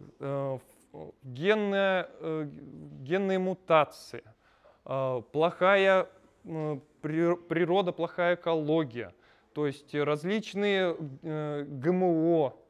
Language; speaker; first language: Russian; native; Russian